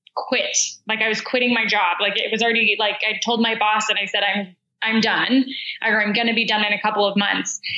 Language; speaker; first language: English; native; English